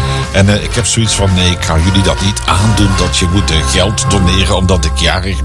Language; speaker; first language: Dutch; native; Dutch